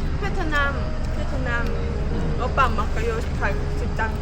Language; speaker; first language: Korean; non-native, learner; Lao